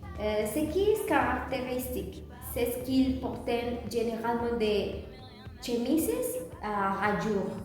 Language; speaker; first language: French; non-native, learner; Spanish